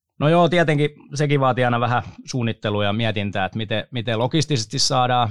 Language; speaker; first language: Finnish; native; Finnish